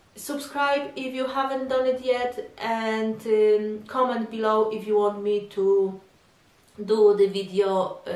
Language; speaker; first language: English; non-native, fluent; Polish